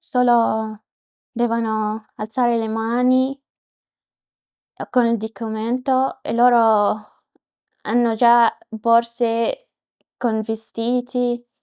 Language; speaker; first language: Italian; non-native, learner; Arabic